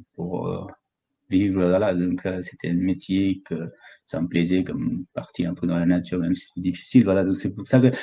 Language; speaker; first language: French; non-native, fluent; Nepali